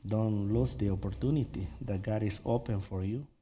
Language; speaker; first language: English; non-native, learner; Spanish